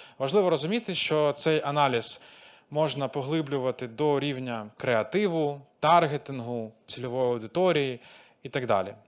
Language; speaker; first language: Ukrainian; non-native, local second language; Russian